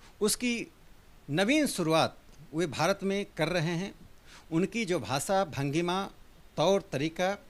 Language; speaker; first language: Hindi; native; Hindi